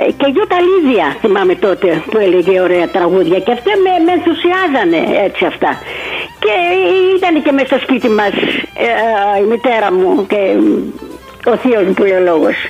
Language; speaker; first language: Greek; native; Greek